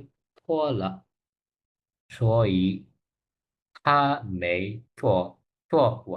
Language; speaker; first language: Chinese; non-native, learner; Indonesian